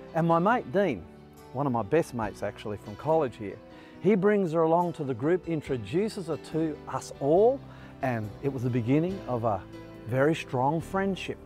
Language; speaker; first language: English; native; English